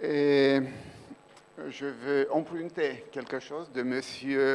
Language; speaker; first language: French; non-native, fluent; Romanian